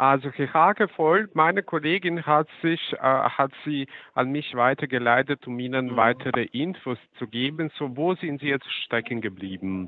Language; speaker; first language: German; non-native, fluent; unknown